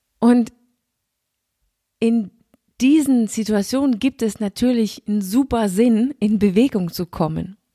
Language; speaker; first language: German; non-native, fluent; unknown